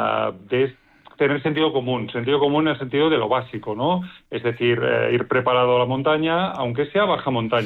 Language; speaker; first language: Spanish; native; Spanish